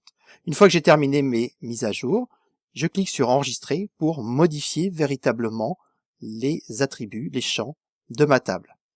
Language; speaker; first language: French; native; French